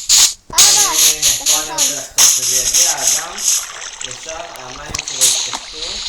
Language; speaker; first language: Hebrew; native; Hebrew